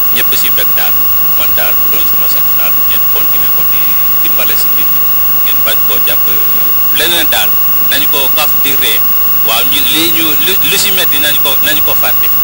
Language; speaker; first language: Wolof; non-native, local second language; Fula